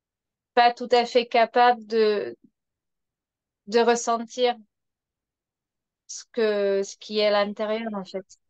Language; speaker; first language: French; non-native, fluent; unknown